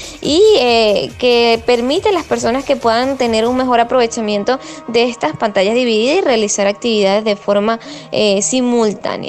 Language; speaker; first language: Spanish; native; Spanish